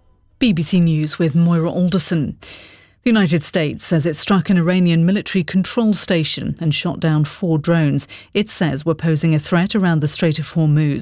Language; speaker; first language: English; native; English